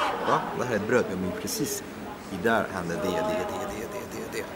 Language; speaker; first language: Swedish; non-native, fluent; French